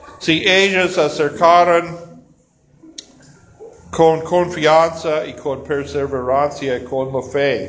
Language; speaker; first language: Spanish; non-native, learner; English